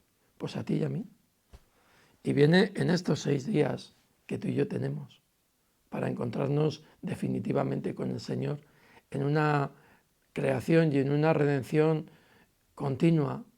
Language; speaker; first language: Spanish; native; Spanish